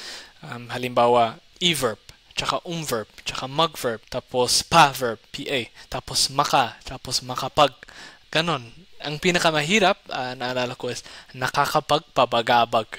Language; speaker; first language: Filipino; non-native, fluent; Somali